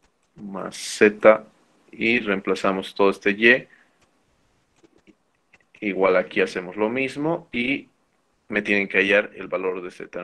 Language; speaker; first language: Spanish; native; Spanish